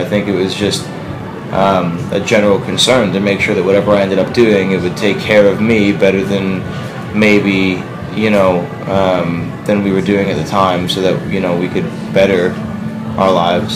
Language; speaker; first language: English; native; English